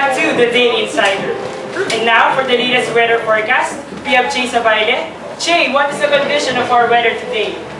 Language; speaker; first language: English; non-native, local second language; Filipino